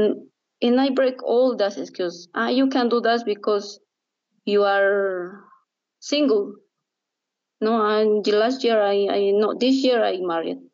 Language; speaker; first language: English; non-native, learner; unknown